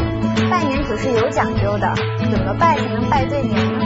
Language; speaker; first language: Chinese; native; Chinese